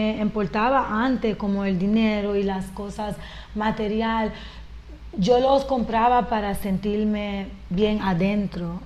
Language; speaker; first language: Spanish; early bilingual, heritage; Spanish